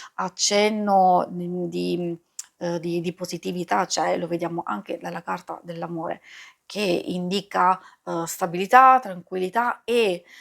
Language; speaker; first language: Italian; native; Italian